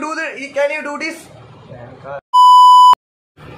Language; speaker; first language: English; non-native, local second language; Hindi